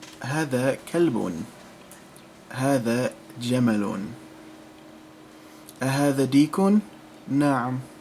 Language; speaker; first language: Arabic; non-native, fluent; English